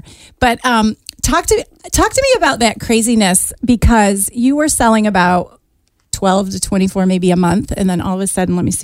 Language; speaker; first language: English; native; English